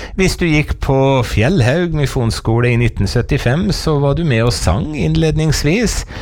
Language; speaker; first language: Norwegian; native; Norwegian